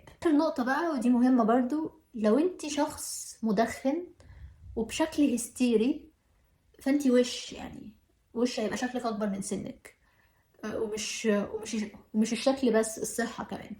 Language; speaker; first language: Arabic; native; Arabic